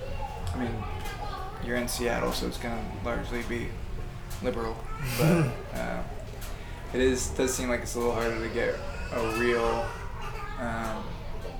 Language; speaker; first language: English; native; English